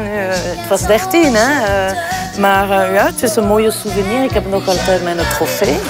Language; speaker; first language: Dutch; non-native, local second language; French